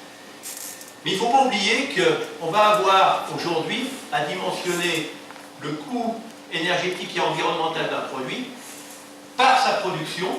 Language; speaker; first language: French; native; French